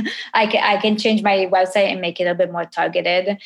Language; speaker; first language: English; non-native, fluent; Italian